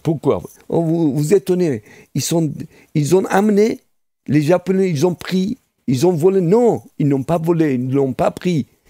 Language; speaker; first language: French; non-native, fluent; Persian